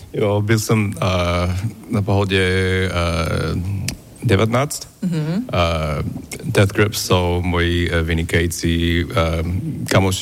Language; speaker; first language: Slovak; non-native, learner; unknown